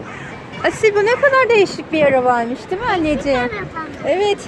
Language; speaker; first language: Turkish; native; Turkish